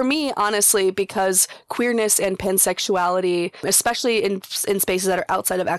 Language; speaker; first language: English; native; English